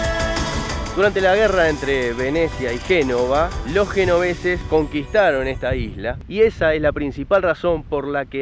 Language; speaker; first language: Spanish; native; Spanish